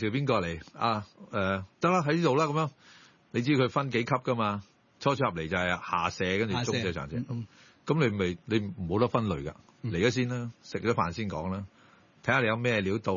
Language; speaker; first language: Cantonese; native; Cantonese